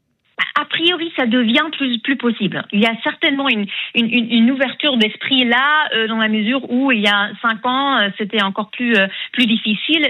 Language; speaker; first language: French; non-native, fluent; German